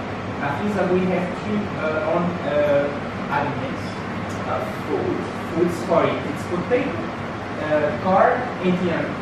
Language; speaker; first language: English; non-native, learner; Portuguese